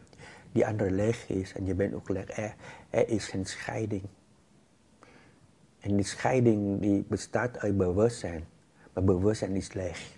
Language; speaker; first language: Dutch; non-native, fluent; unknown